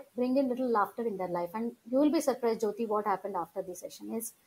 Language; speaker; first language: English; non-native, local second language; Gujarati